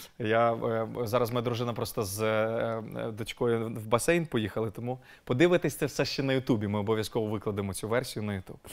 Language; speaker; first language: Ukrainian; native; Ukrainian